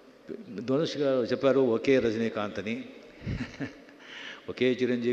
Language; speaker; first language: Telugu; non-native, fluent; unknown